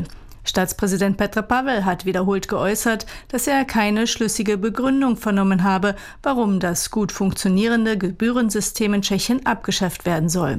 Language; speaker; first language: German; native; German